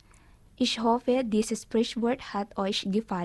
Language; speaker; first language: German; non-native, learner; Filipino